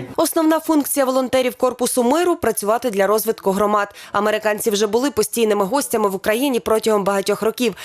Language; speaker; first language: Ukrainian; native; Ukrainian